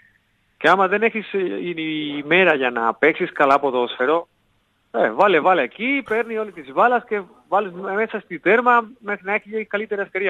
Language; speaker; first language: Greek; non-native, learner; Spanish